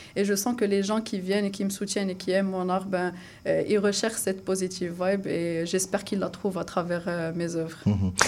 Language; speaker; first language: French; non-native, local second language; Arabic